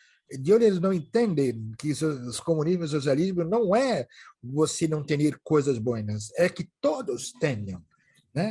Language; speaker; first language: Portuguese; native; Portuguese